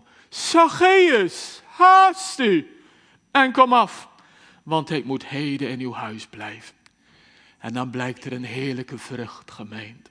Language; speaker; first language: Dutch; native; Dutch